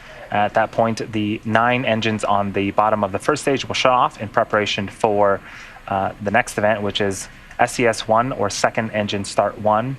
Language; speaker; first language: English; native; English